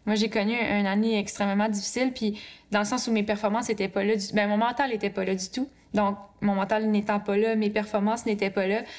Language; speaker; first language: French; native; French